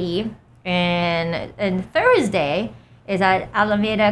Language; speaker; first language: English; non-native, fluent; Japanese